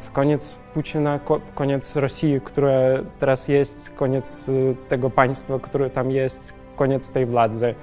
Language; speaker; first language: Polish; non-native, learner; Russian